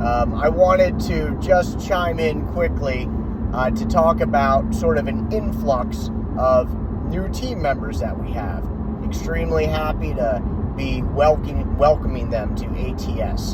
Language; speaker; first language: English; native; English